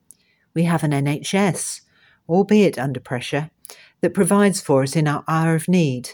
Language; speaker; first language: English; native; English